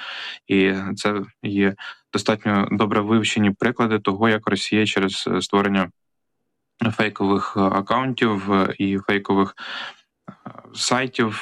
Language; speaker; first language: Ukrainian; native; Ukrainian